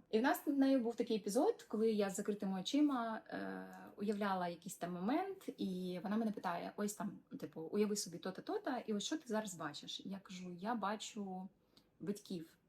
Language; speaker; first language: Ukrainian; non-native, local second language; Russian